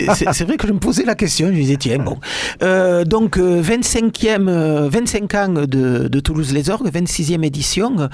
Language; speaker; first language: French; native; French